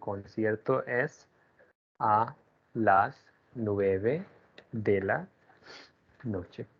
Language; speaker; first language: Spanish; non-native, learner; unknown